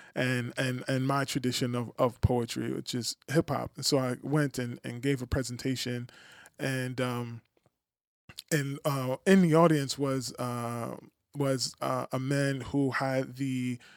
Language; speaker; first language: English; native; English